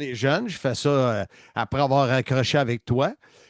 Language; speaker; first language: French; native; French